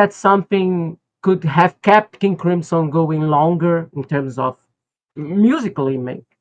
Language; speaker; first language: English; non-native, fluent; Portuguese